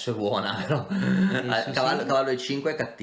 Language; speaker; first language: Italian; native; Italian